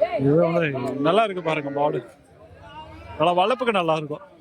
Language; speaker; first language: Tamil; native; Tamil